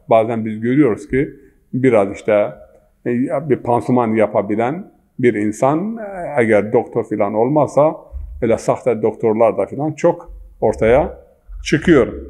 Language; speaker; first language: Turkish; non-native, local second language; Zaza